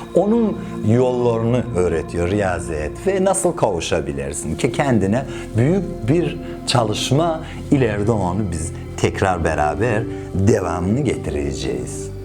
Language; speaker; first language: Turkish; non-native, fluent; Persian